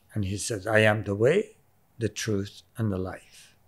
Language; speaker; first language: English; non-native, local second language; Persian